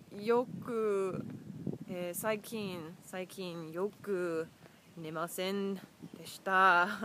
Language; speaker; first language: Japanese; non-native, learner; English